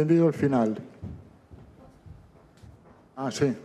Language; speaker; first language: Portuguese; non-native, fluent; Italian